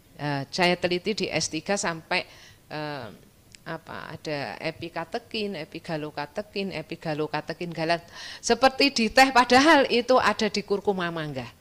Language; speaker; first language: Indonesian; non-native, local second language; Javanese